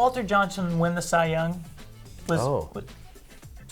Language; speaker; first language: English; native; English